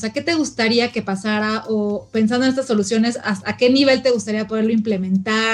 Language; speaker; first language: Spanish; native; Spanish